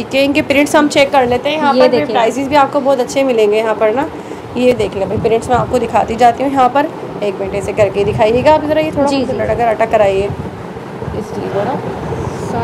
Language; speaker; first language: Urdu; native; Urdu